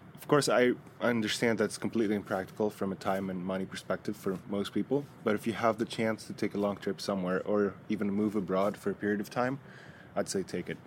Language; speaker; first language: English; non-native, fluent; Greek